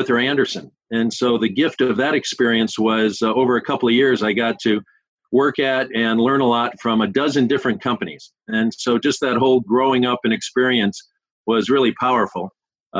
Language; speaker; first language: English; native; English